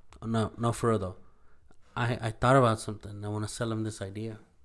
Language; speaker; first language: English; early bilingual, other home language; Spanish